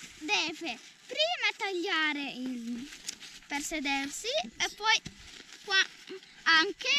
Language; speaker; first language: Italian; non-native, local second language; Ladin